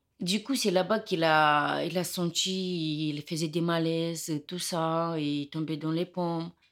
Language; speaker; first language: French; non-native, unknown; Romany